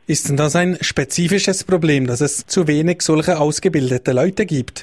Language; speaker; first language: German; native; German